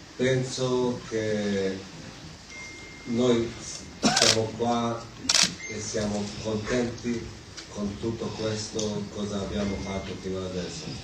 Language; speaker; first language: Italian; non-native, fluent; Bosnian